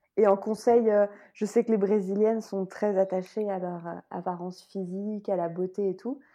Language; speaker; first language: French; native; French